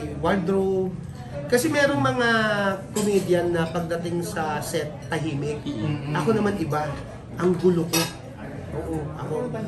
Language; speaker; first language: Filipino; native; Filipino